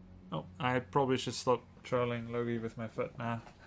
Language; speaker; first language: English; non-native, fluent; Dutch